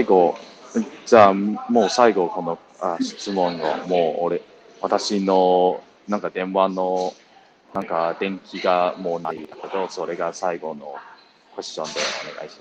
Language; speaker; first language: Japanese; non-native, learner; English